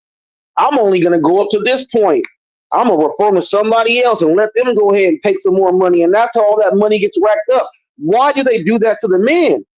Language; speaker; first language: English; native; English